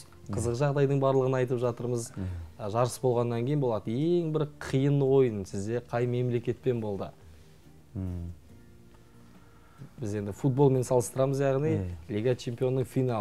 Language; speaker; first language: Kazakh; native; Kazakh